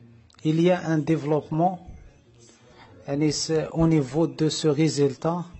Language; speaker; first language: French; non-native, learner; Arabic